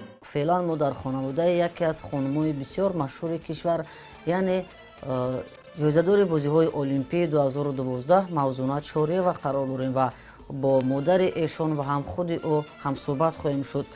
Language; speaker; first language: Persian; native; Persian